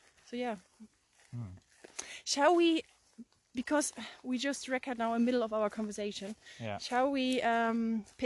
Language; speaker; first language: English; non-native, fluent; German